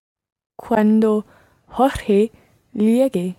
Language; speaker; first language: Spanish; non-native, learner; English